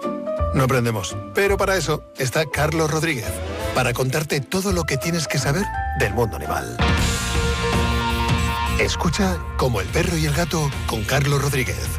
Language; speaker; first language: Spanish; native; Spanish